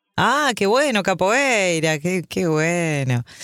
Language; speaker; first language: Spanish; native; Spanish